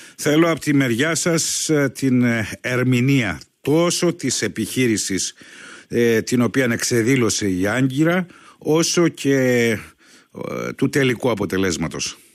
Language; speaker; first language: Greek; native; Greek